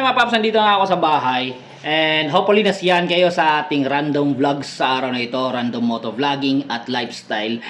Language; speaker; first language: Filipino; non-native, local second language; Cebuano